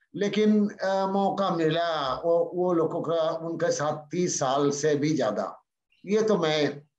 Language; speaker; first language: Hindi; non-native, local second language; Bangla